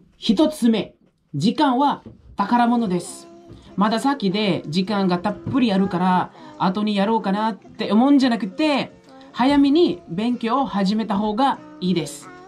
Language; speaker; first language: Japanese; non-native, fluent; Filipino